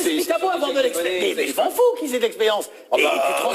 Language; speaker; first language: French; native; French